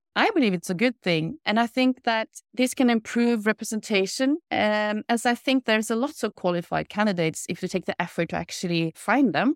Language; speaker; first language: English; non-native, fluent; Norwegian